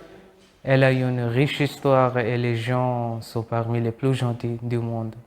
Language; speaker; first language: French; non-native, fluent; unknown